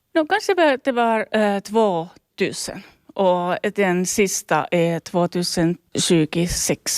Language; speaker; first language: Swedish; non-native, local second language; Finnish